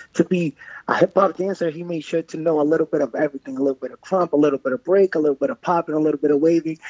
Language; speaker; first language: English; non-native, fluent; Spanish